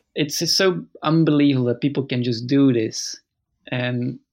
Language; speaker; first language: English; non-native, fluent; Dutch